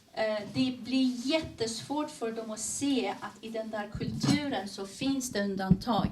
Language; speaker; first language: Swedish; early bilingual, other home language; Persian